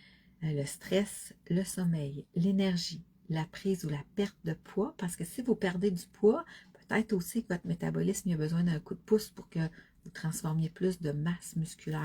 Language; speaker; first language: French; native; French